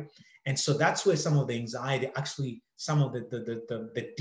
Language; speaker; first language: English; non-native, local second language; Shona